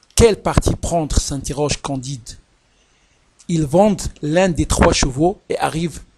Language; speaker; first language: French; non-native, local second language; Arabic